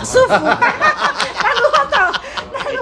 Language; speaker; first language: Japanese; non-native, fluent; Chinese